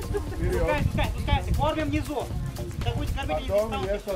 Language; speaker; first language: Russian; native; Russian